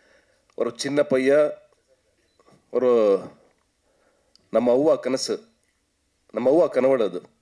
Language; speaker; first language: Tamil; non-native, local second language; Kannada